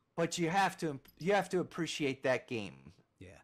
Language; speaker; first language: English; native; English